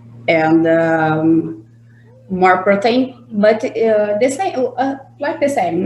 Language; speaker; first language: English; non-native, learner; Portuguese